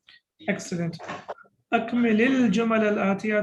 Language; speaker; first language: Arabic; non-native, fluent; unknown